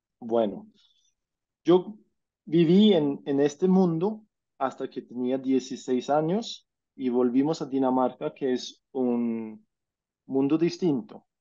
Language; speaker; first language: Spanish; non-native, fluent; Danish